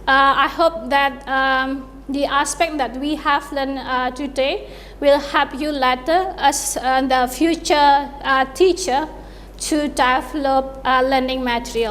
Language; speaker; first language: English; non-native, fluent; Indonesian